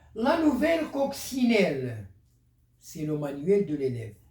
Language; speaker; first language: French; non-native, local second language; Arabic